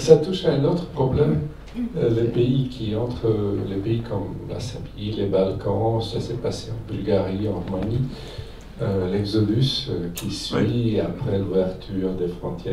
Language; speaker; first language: French; non-native, fluent; Serbian